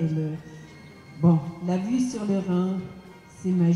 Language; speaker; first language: French; non-native, learner; German